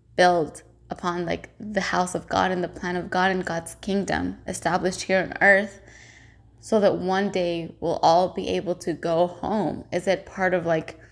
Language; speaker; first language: English; non-native, fluent; Spanish